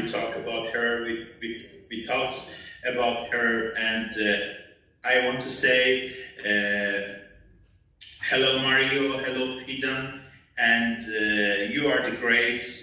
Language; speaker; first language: English; non-native, learner; Persian